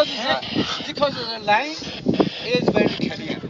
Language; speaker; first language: English; non-native, learner; Chinese